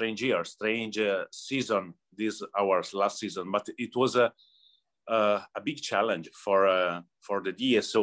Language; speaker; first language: English; non-native, learner; Italian